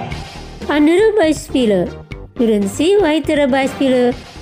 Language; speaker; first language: German; non-native, fluent; Indonesian